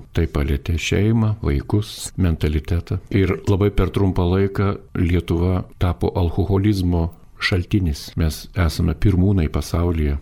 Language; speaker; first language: Lithuanian; native; Lithuanian